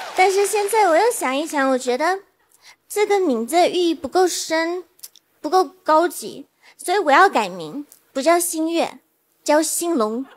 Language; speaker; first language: Chinese; non-native, fluent; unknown